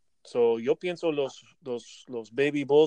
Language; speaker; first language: Spanish; non-native, learner; English